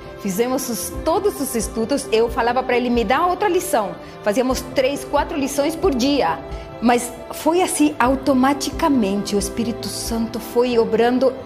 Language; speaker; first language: Portuguese; non-native, fluent; Spanish